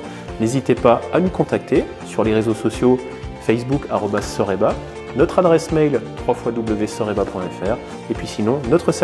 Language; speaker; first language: French; native; French